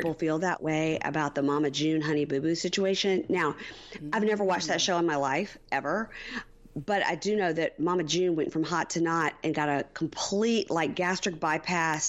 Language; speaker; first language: English; native; English